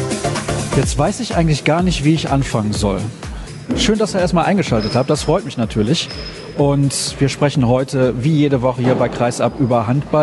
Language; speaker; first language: German; native; German